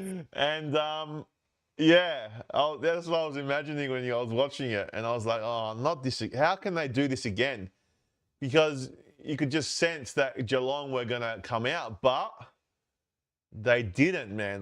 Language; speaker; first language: English; native; English